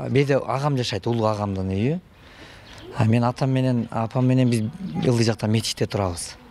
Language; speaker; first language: Kyrgyz; native; Kyrgyz